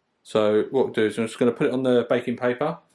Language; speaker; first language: English; native; English